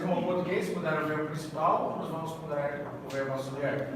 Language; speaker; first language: Portuguese; non-native, fluent; English